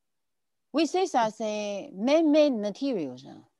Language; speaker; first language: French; non-native, learner; Chinese